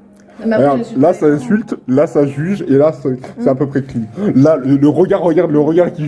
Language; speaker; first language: French; native; French